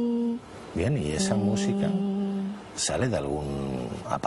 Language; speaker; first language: Spanish; native; Spanish